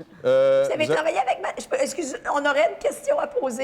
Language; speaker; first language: French; native; French